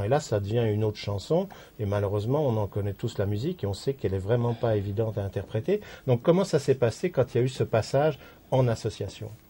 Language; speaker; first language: French; native; French